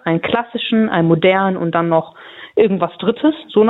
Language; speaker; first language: German; native; German